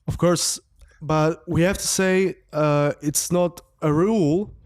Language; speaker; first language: English; non-native, fluent; Czech